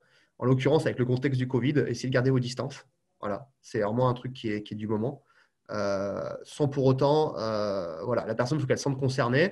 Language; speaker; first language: French; native; French